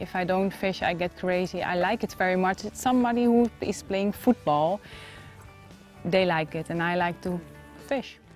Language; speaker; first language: English; non-native, fluent; Dutch